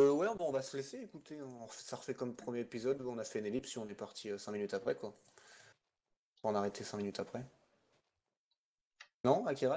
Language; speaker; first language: French; native; French